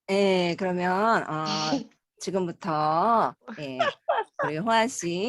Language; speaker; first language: Korean; native; Korean